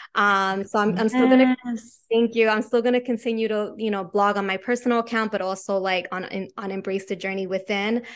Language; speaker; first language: English; native; English